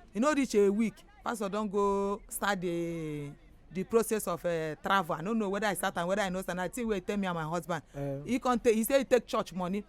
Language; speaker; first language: Nigerian Pidgin; non-native, local second language; Igbo